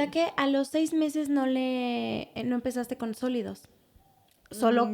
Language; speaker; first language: Spanish; native; Spanish